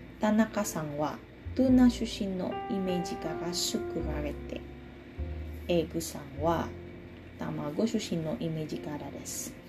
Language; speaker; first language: Japanese; non-native, learner; Indonesian